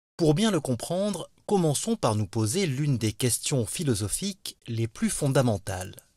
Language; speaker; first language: French; native; French